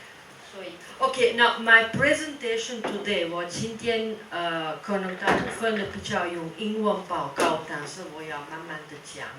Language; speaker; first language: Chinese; non-native, fluent; Dutch